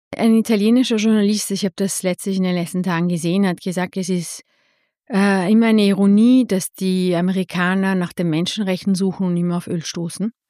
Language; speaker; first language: German; early bilingual, other home language; Armenian